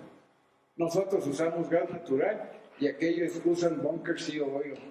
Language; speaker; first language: Spanish; native; Spanish